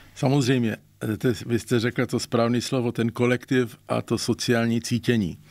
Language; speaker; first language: Czech; native; Czech